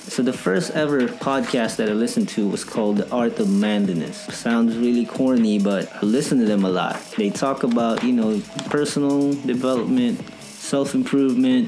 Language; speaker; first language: English; non-native, local second language; Filipino